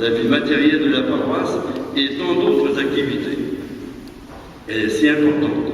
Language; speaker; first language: French; native; French